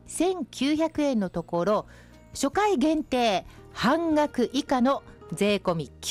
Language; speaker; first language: Japanese; native; Japanese